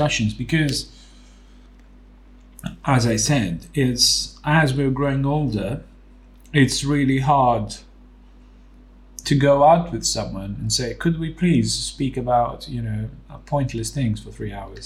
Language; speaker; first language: English; non-native, fluent; Greek